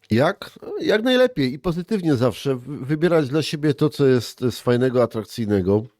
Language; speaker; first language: Polish; native; Polish